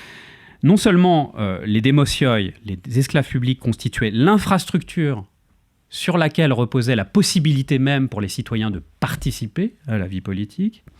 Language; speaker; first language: French; native; French